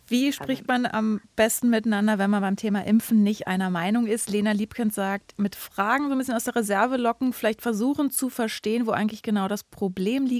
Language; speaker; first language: German; native; German